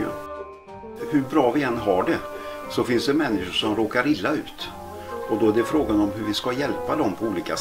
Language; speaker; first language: Swedish; native; Swedish